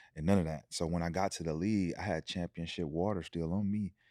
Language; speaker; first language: English; native; English